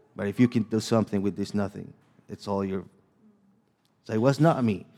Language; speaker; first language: English; non-native, fluent; Spanish